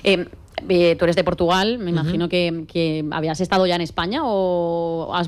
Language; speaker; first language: Spanish; native; Spanish